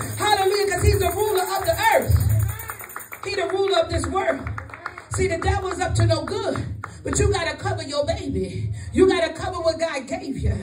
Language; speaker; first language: English; native; English